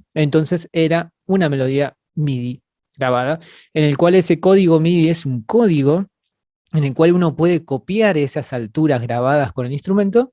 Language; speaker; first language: Spanish; native; Spanish